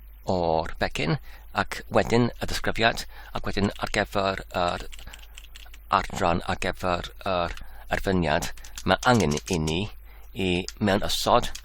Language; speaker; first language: Welsh; non-native, learner; English